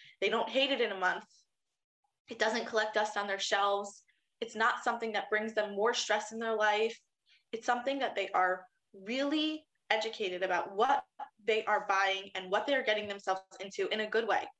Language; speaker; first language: English; native; English